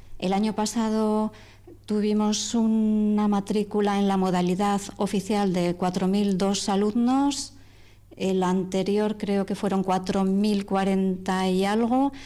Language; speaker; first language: Spanish; native; Spanish